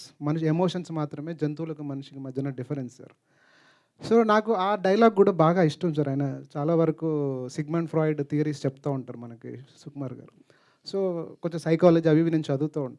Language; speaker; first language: Telugu; native; Telugu